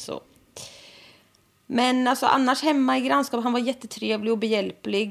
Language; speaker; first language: Swedish; native; Swedish